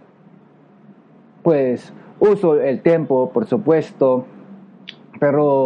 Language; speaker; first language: Spanish; non-native, learner; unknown